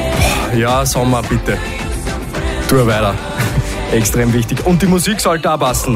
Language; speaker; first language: German; native; German